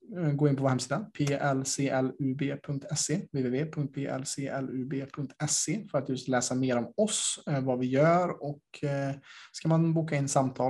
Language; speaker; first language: Swedish; native; Swedish